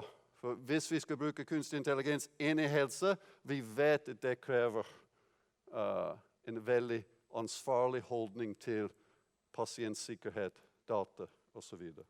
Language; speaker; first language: Norwegian; non-native, fluent; English